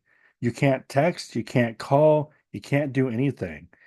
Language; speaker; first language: English; native; English